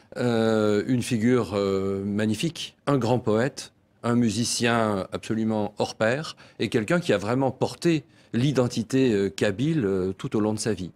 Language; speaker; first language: French; native; French